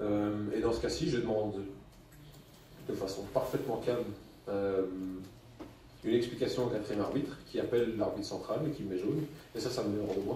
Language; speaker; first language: French; native; French